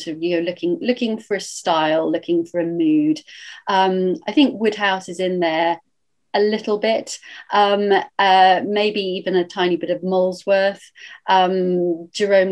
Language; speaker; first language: English; native; English